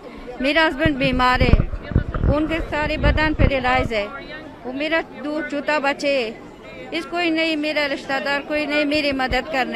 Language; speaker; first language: Hindi; non-native, learner; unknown